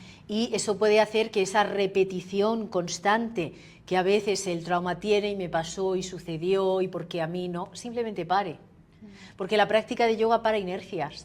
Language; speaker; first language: Spanish; native; Spanish